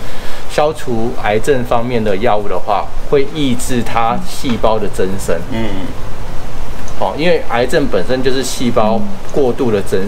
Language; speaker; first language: Chinese; native; Chinese